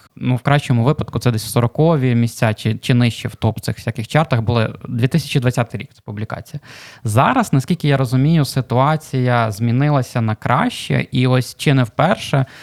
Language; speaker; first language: Ukrainian; native; Ukrainian